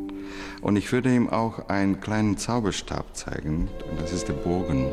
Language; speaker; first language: German; non-native, fluent; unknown